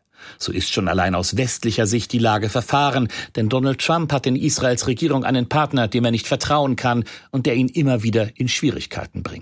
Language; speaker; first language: German; native; German